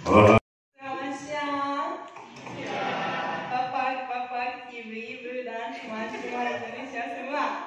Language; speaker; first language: Indonesian; non-native, learner; Japanese